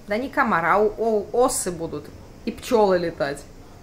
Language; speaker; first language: Russian; native; Russian